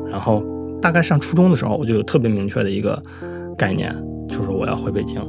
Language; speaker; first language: Chinese; native; Chinese